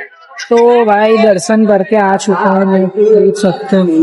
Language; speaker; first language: Hindi; non-native, local second language; Gujarati